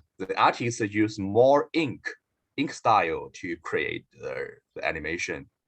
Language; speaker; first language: English; non-native, learner; Chinese